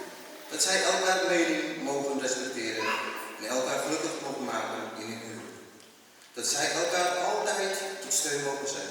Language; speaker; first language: Dutch; early bilingual, other home language; Tamil